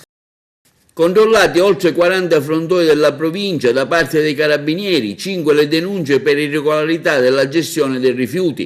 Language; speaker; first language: Italian; native; Italian